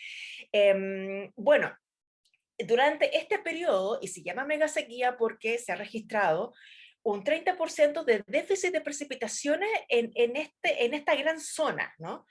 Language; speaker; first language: Spanish; native; Spanish